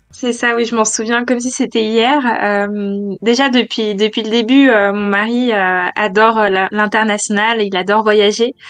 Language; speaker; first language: French; native; French